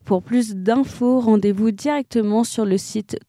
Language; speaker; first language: French; native; French